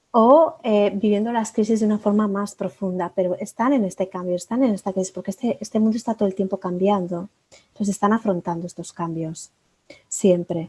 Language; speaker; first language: Spanish; native; Spanish